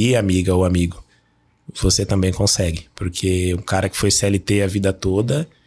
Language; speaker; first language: Portuguese; native; Portuguese